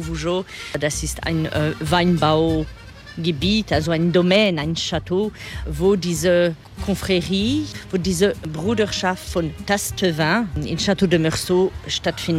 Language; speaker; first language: German; non-native, fluent; French